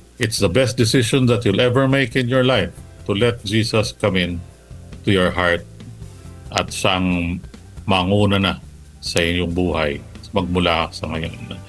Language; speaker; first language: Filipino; non-native, local second language; Bikol